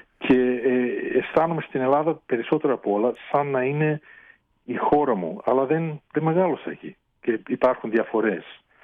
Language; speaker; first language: Greek; early bilingual, heritage; Greek